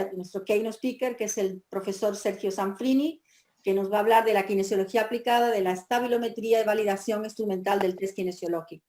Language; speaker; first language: Spanish; native; Spanish